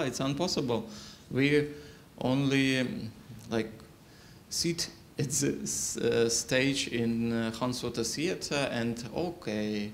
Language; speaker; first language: English; non-native, learner; Ukrainian